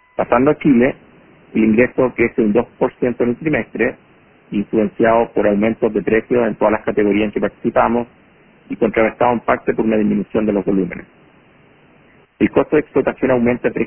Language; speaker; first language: Spanish; native; Spanish